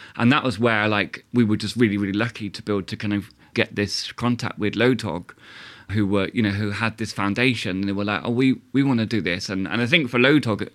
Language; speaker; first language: English; native; English